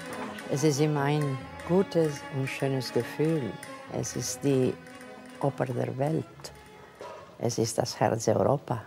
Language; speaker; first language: German; non-native, fluent; Catalan